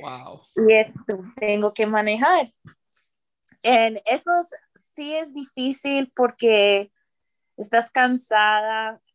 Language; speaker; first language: Spanish; early bilingual, heritage; Spanish